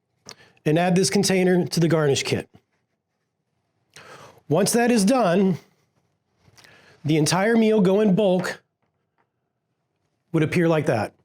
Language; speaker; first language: English; native; English